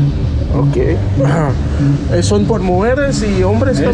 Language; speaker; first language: Spanish; non-native, learner; Haitian Creole